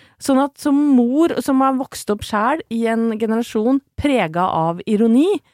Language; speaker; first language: Norwegian; native; Norwegian